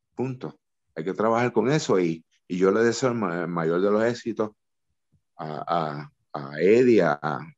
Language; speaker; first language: Spanish; native; Spanish